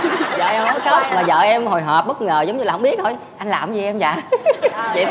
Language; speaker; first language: Vietnamese; native; Vietnamese